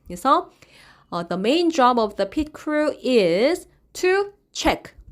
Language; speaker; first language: English; non-native, fluent; Korean